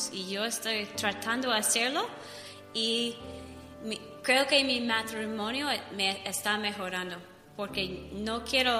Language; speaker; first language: Spanish; non-native, learner; English